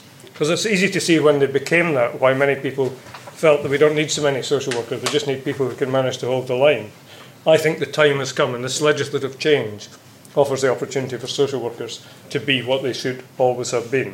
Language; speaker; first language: English; native; English